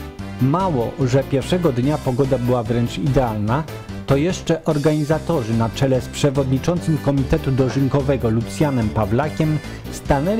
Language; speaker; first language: Polish; native; Polish